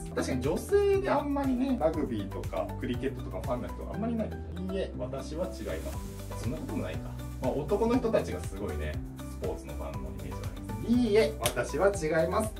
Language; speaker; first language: Japanese; native; Japanese